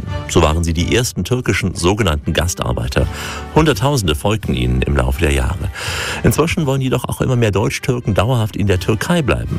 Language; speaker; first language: German; native; German